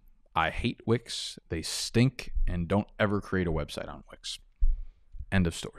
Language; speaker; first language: English; native; English